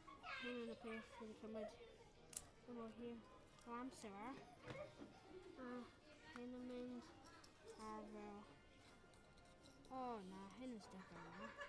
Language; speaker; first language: Welsh; non-native, local second language; English